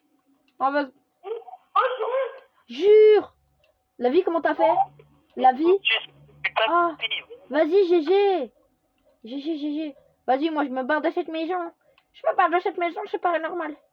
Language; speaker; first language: French; native; French